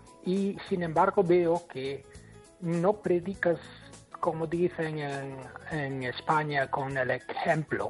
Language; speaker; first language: Spanish; non-native, fluent; English